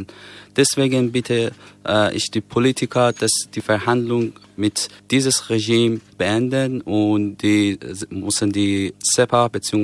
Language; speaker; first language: German; non-native, fluent; Persian